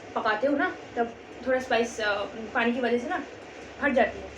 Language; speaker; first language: Hindi; non-native, local second language; Bangla